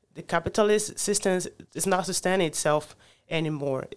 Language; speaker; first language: English; non-native, fluent; Portuguese